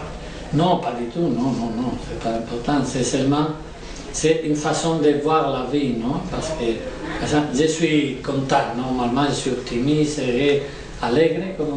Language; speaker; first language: French; non-native, learner; Spanish